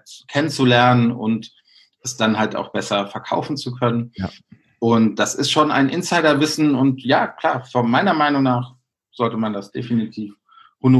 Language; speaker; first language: German; native; German